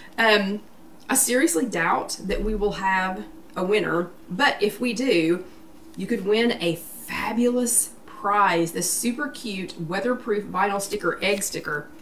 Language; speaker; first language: English; native; English